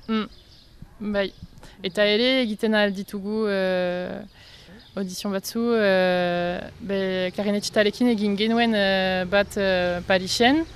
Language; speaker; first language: Basque; non-native, local second language; French